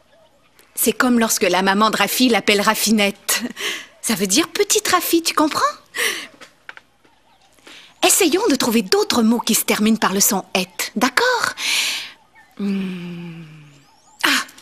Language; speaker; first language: French; native; French